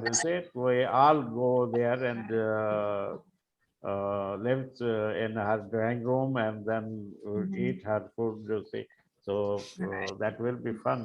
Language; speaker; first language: English; non-native, local second language; Urdu